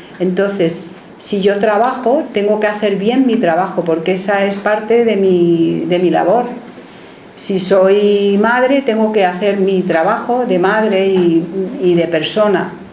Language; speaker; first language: Spanish; native; Spanish